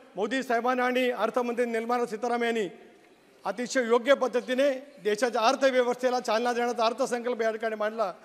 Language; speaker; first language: Marathi; native; Marathi